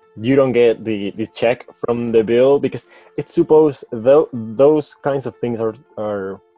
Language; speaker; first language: English; non-native, fluent; Spanish